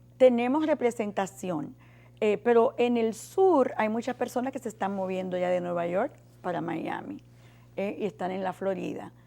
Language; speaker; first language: Spanish; native; Spanish